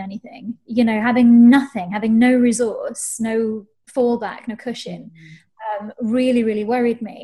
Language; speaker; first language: English; native; English